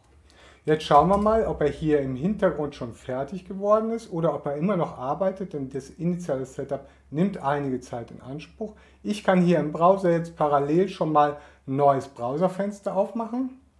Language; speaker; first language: German; native; German